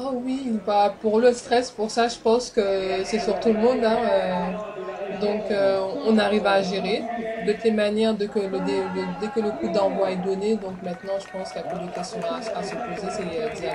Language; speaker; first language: French; native; French